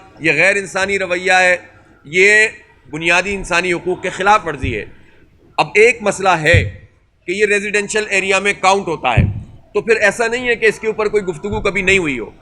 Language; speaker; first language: Urdu; native; Urdu